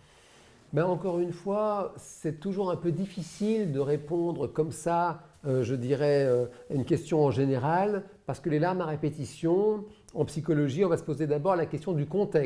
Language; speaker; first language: French; native; French